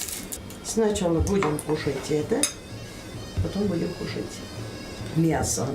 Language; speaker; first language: Russian; non-native, fluent; Armenian